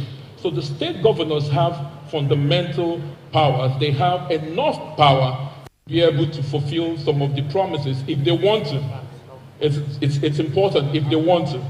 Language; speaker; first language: English; non-native, local second language; Igbo